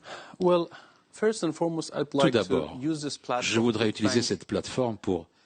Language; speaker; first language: French; non-native, fluent; Persian